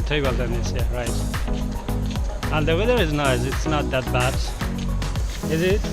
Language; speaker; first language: English; non-native, learner; Finnish